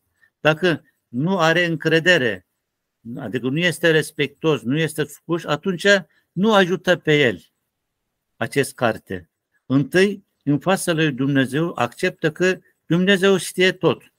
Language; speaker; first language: Romanian; non-native, learner; Turkish